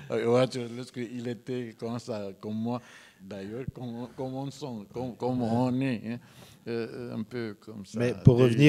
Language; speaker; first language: French; non-native, fluent; Romanian